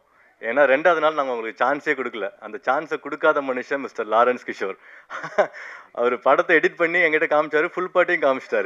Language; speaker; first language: Tamil; native; Tamil